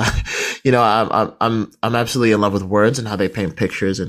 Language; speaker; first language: English; native; English